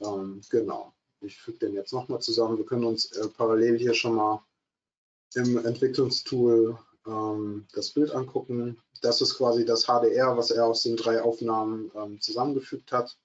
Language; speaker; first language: German; native; German